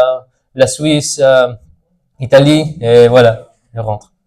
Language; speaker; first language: French; non-native, learner; Spanish